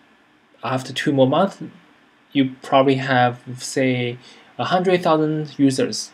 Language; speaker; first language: English; non-native, fluent; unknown